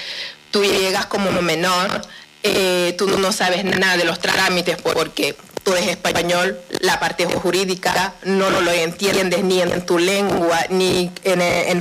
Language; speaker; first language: Spanish; non-native, fluent; Wolof